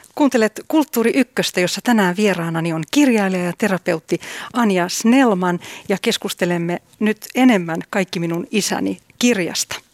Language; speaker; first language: Finnish; native; Finnish